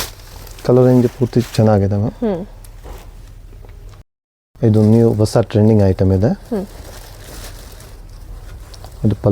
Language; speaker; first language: Kannada; non-native, local second language; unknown